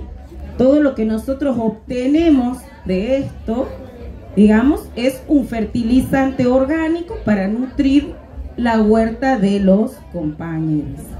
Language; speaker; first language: Spanish; native; Spanish